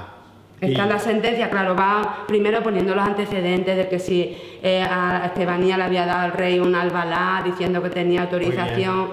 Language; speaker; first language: Spanish; native; Spanish